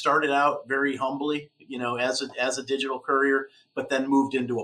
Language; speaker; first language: English; native; English